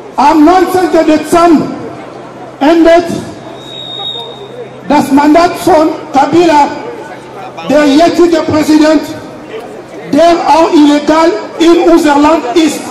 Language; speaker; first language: German; non-native, fluent; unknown